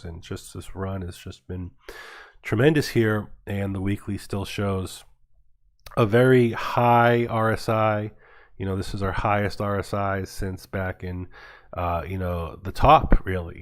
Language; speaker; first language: English; native; English